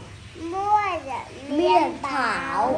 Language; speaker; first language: Chinese; non-native, learner; Vietnamese